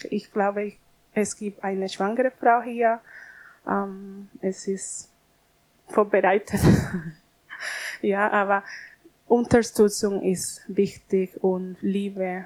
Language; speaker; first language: German; non-native, learner; Spanish